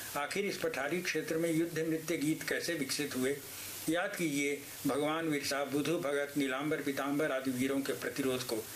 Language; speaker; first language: Hindi; native; Hindi